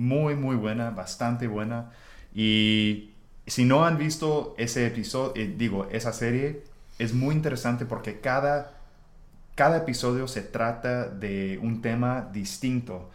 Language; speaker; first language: Spanish; non-native, fluent; English